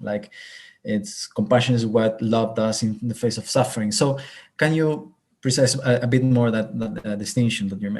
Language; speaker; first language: English; non-native, fluent; Spanish